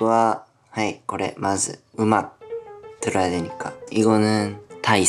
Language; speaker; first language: Korean; non-native, fluent; Japanese